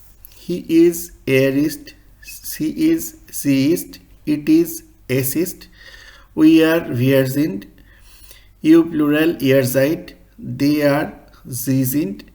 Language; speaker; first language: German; non-native, fluent; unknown